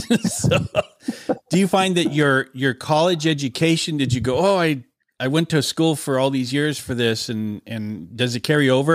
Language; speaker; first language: English; native; English